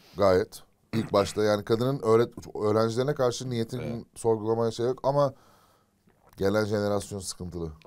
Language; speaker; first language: Turkish; native; Turkish